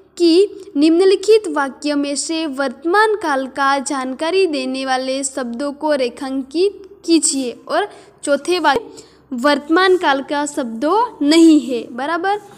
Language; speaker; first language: Hindi; non-native, local second language; Gujarati